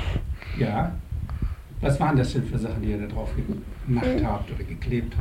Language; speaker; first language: German; native; German